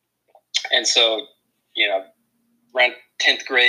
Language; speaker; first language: English; native; English